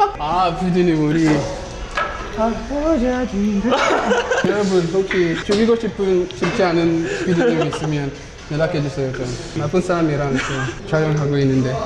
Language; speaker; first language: Korean; non-native, learner; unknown